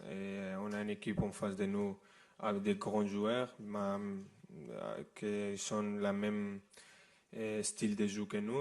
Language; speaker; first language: French; non-native, fluent; Spanish